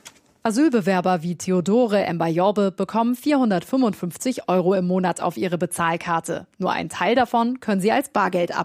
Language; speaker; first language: German; native; German